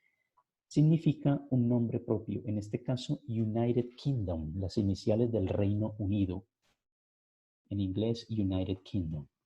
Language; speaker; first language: Spanish; native; Spanish